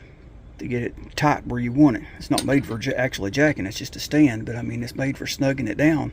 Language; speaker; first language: English; native; English